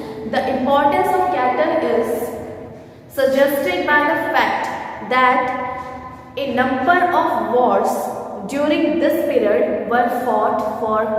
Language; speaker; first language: English; non-native, local second language; Hindi